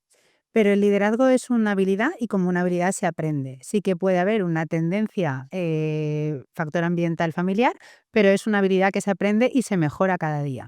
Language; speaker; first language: Spanish; native; Spanish